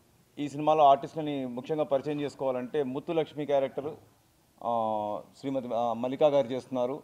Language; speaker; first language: Telugu; native; Telugu